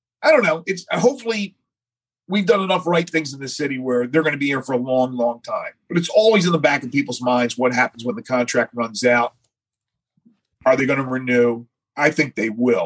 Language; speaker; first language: English; native; English